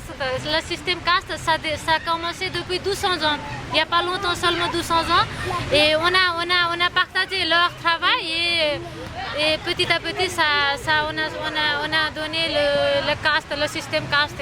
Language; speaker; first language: French; non-native, fluent; Nepali